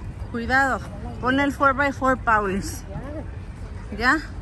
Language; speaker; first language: Spanish; early bilingual, heritage; Spanish